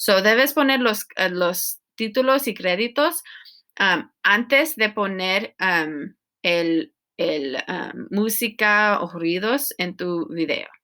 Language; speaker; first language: Spanish; non-native, learner; English